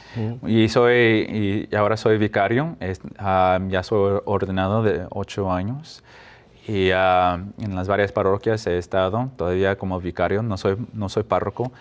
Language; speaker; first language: Spanish; early bilingual, heritage; Spanish